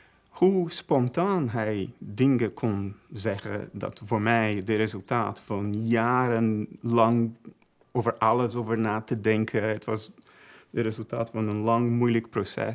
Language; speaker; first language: Dutch; non-native, fluent; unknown